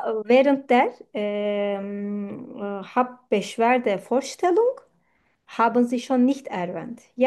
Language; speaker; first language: German; non-native, fluent; Turkish